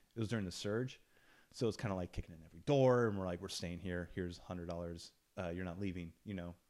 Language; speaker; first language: English; native; English